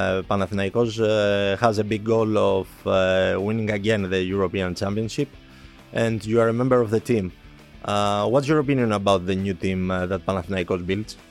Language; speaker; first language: English; non-native, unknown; Greek